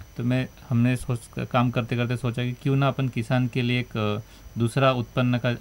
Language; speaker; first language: Hindi; non-native, local second language; Marathi